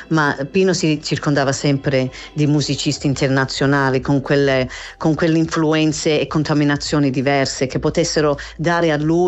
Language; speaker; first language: Italian; non-native, fluent; English